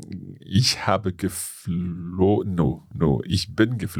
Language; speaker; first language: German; non-native, learner; English